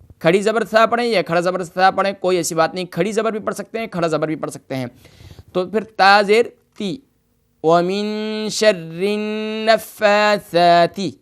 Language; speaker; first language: Urdu; native; Urdu